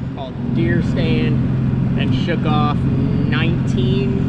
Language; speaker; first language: English; native; English